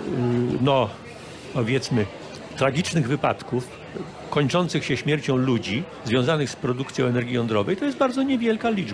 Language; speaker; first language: Polish; native; Polish